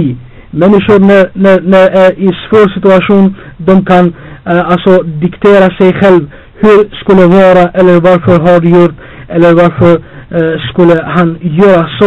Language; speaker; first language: Swedish; non-native, fluent; Albanian